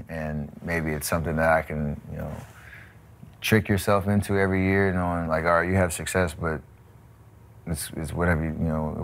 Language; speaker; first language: English; native; English